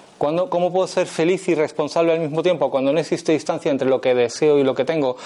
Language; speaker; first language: Spanish; native; Spanish